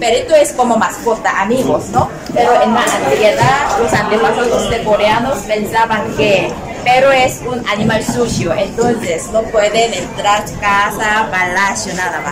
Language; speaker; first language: Spanish; non-native, learner; Korean